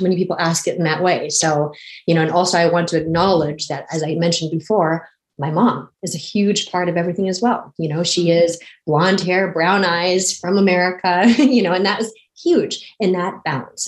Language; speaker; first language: English; native; English